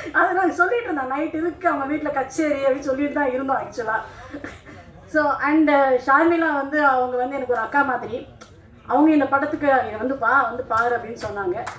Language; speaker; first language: Tamil; non-native, local second language; Telugu